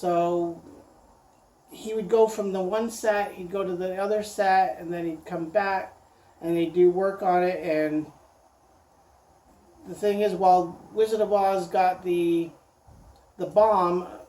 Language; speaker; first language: English; native; English